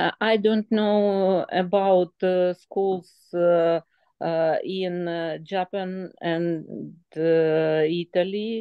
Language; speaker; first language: English; non-native, learner; Russian